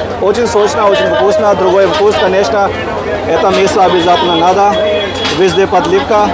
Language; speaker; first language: Russian; non-native, learner; Hindi